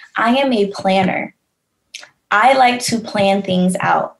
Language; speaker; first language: English; native; English